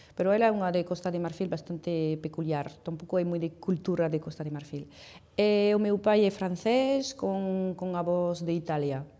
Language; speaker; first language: Galician; non-native, fluent; French